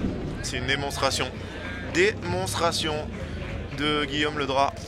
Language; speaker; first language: French; native; French